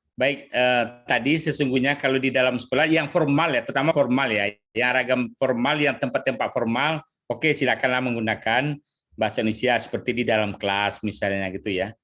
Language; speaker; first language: Indonesian; non-native, local second language; Minangkabau